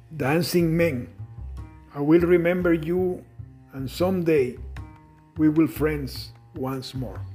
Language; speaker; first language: English; non-native, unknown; Spanish